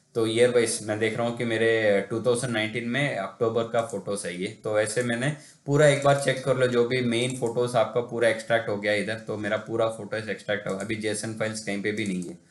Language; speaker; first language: Hindi; non-native, local second language; Tamil